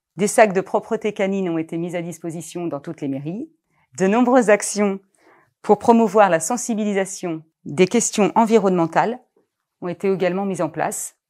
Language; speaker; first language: French; native; French